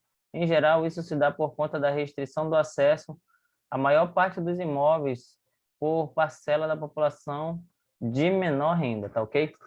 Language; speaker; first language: Portuguese; native; Portuguese